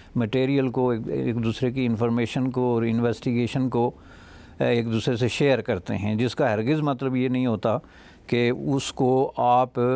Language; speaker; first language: Urdu; non-native, local second language; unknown